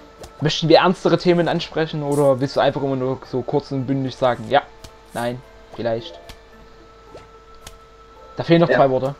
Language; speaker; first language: German; native; German